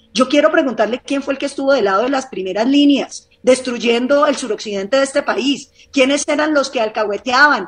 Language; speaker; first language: Spanish; native; Spanish